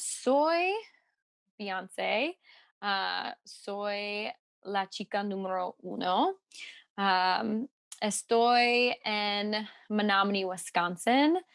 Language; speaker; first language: Spanish; non-native, learner; English